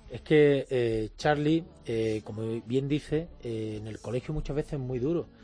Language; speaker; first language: Spanish; native; Spanish